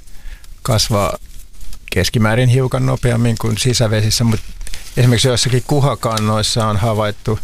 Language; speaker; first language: Finnish; native; Finnish